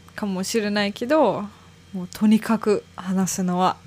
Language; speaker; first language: Japanese; non-native, fluent; German